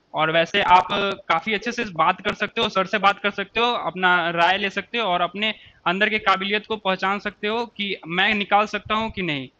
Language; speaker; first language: Hindi; native; Hindi